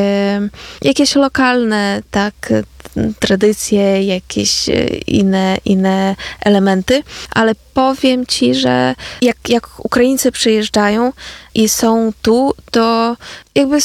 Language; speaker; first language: Polish; non-native, fluent; Ukrainian